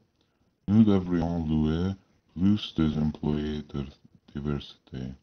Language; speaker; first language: French; non-native, learner; English